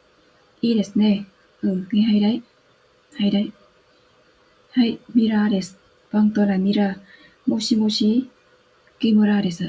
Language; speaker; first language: Japanese; non-native, learner; Vietnamese